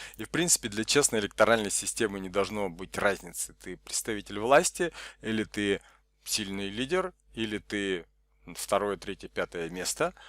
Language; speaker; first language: Russian; native; Russian